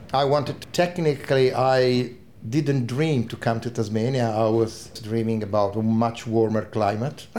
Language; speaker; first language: English; non-native, fluent; Italian